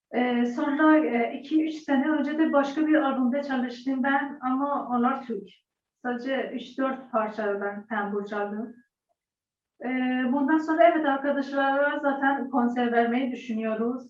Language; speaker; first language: Turkish; non-native, learner; Persian